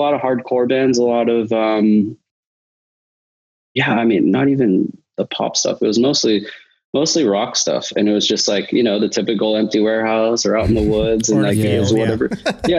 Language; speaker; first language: English; native; English